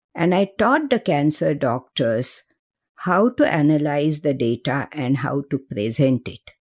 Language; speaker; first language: English; non-native, local second language; Marathi